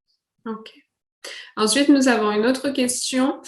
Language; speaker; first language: French; native; French